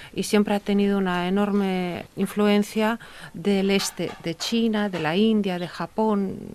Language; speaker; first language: Spanish; early bilingual, heritage; Russian